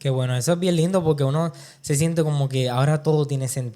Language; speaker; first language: Spanish; native; Spanish